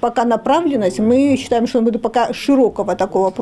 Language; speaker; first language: Russian; native; Russian